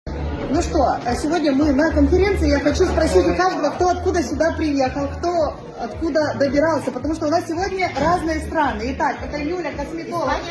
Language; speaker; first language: Russian; native; Russian